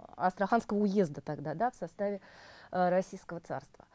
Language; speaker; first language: Russian; native; Russian